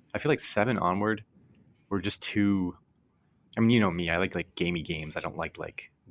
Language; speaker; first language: English; native; English